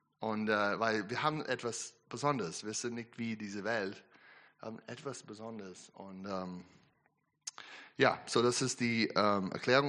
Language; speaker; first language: German; non-native, learner; English